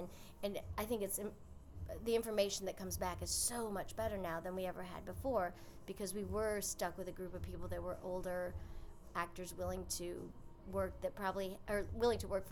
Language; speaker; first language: English; native; English